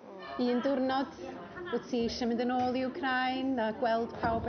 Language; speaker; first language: Welsh; native; Welsh